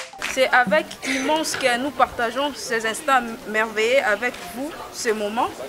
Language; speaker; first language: French; non-native, local second language; Lingala